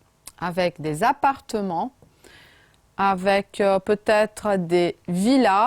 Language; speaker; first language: French; non-native, fluent; Romanian